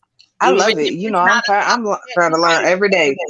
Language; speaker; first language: English; native; English